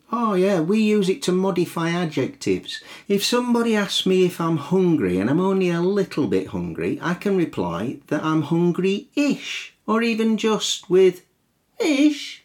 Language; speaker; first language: English; native; English